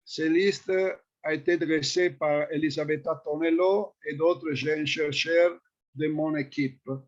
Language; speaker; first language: French; non-native, fluent; Italian